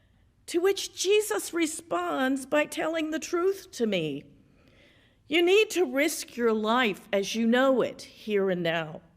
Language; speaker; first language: English; native; English